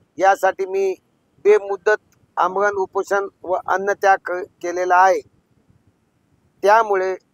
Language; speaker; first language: Marathi; non-native, local second language; Lambadi